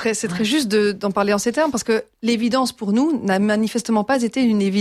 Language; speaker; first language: French; native; French